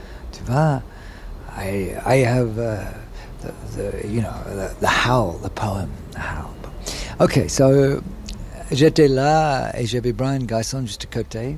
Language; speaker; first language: French; non-native, fluent; English